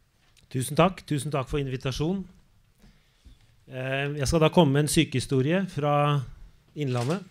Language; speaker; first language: Norwegian; native; Norwegian